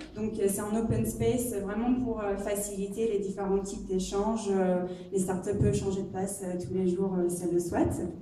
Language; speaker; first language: French; non-native, fluent; English